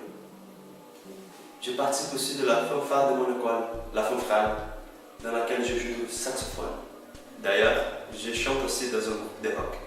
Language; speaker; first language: French; non-native, fluent; Portuguese